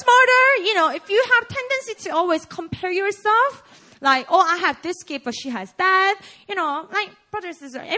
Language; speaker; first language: English; non-native, fluent; Korean